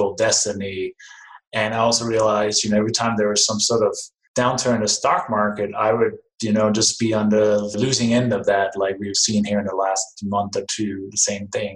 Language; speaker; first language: English; non-native, fluent; Danish